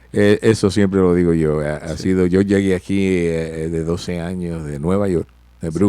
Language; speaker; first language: Spanish; early bilingual, heritage; Spanish